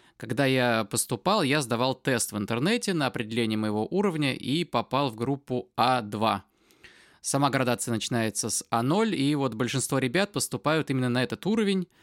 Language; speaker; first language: Russian; native; Russian